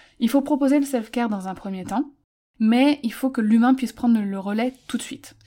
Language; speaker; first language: French; native; French